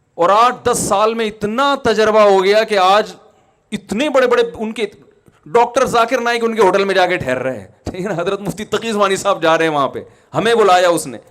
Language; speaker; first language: Urdu; native; Urdu